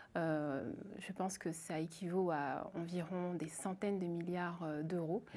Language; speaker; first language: French; native; French